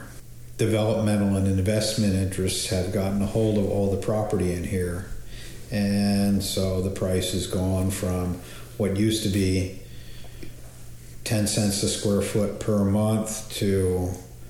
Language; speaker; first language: English; native; English